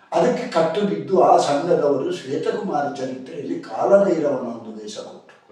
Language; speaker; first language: Kannada; non-native, local second language; Tulu